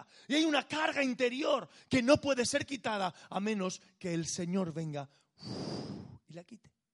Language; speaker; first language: Spanish; native; Spanish